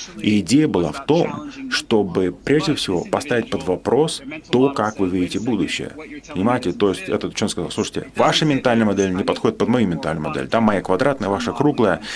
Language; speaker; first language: Russian; non-native, fluent; English